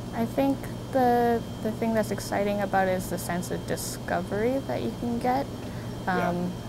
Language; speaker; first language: English; native; English